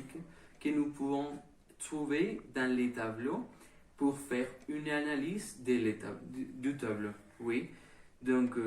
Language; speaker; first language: French; non-native, learner; Spanish